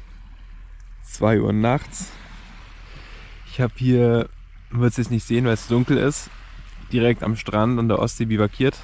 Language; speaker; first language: German; native; German